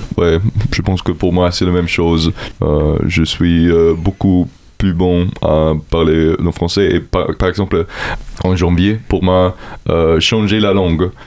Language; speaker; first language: French; non-native, learner; German